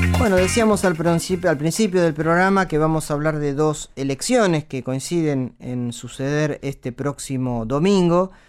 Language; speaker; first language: Spanish; native; Spanish